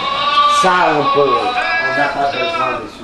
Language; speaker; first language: French; non-native, fluent; English